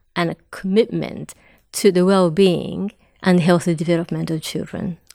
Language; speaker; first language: English; non-native, fluent; Japanese